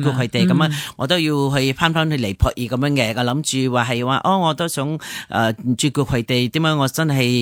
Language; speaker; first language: Cantonese; non-native, fluent; Nepali